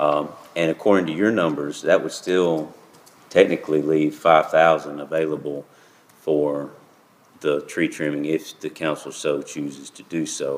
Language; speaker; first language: English; native; English